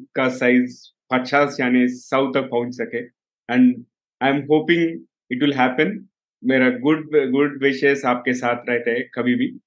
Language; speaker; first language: Hindi; non-native, local second language; Telugu